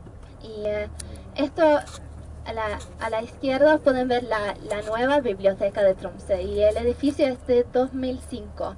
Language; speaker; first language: Spanish; non-native, fluent; Norwegian